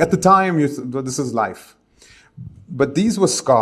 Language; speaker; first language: English; native; English